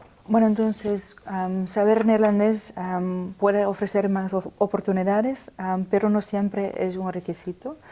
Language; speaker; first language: Spanish; non-native, fluent; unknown